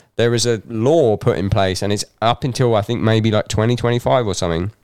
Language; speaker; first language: English; native; English